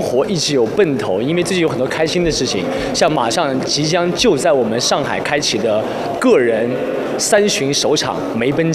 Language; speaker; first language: Chinese; native; Chinese